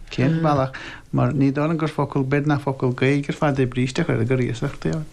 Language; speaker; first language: Irish; native; Irish